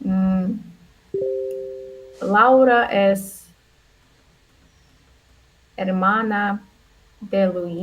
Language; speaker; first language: Spanish; non-native, learner; Russian